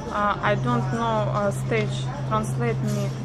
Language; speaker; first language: English; non-native, learner; Russian